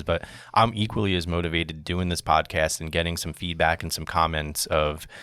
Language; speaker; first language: English; native; English